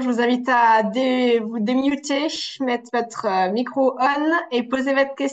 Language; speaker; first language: French; native; French